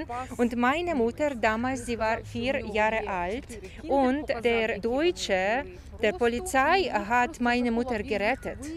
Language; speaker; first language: German; non-native, fluent; Ukrainian